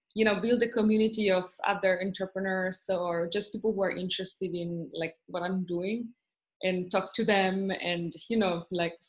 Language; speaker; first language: English; non-native, fluent; Italian